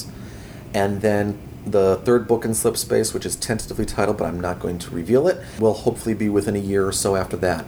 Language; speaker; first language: English; native; English